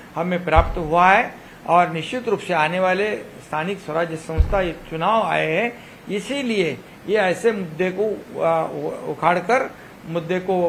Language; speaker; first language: Hindi; non-native, local second language; Marathi